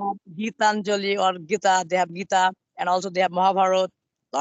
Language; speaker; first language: English; non-native, learner; Bangla